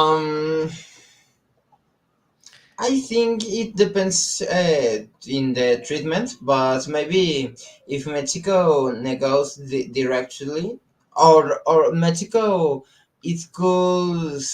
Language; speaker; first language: English; non-native, learner; Spanish